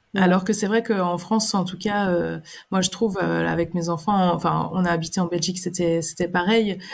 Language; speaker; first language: French; native; French